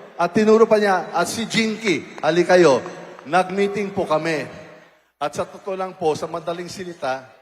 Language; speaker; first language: Filipino; native; Filipino